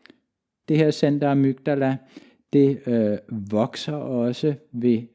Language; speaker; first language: Danish; native; Danish